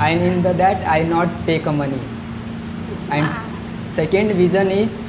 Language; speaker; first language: English; non-native, learner; Hindi